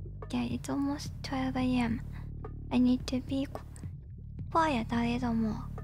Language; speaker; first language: English; non-native, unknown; Japanese